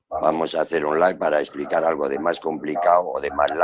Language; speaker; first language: Spanish; native; Spanish